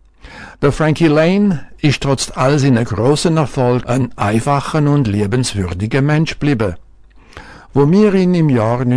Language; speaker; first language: German; native; German